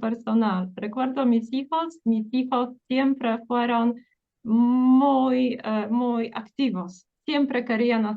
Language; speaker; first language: Spanish; non-native, fluent; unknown